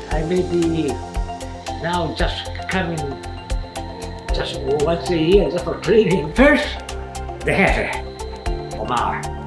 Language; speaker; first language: English; non-native, local second language; Spanish